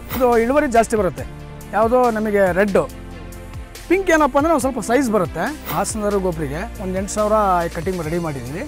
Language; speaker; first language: Kannada; native; Kannada